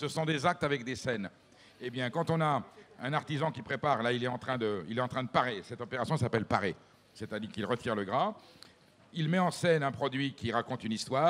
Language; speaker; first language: French; native; French